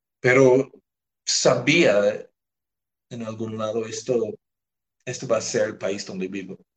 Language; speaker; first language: Spanish; non-native, fluent; English